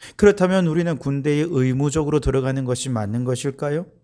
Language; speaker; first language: Korean; native; Korean